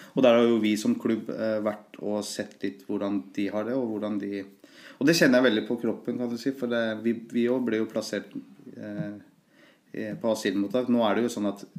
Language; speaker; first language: Norwegian; early bilingual, other home language; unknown